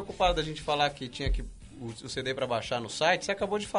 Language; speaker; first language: Portuguese; native; Portuguese